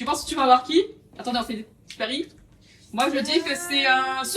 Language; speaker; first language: French; native; French